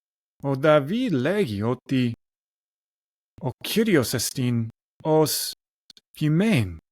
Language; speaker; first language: Greek; non-native, learner; English